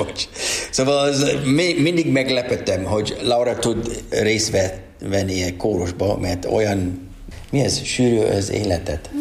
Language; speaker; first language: Hungarian; non-native, learner; English